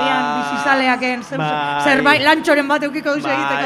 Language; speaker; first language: Basque; native; Basque